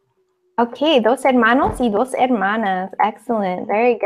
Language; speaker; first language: Spanish; non-native, fluent; English